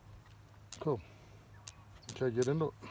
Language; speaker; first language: English; native; English